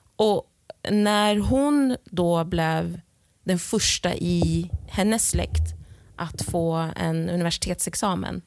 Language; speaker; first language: Swedish; early bilingual, other home language; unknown